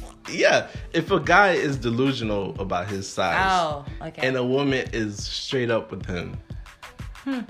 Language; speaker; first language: English; early bilingual, other home language; Haitian Creole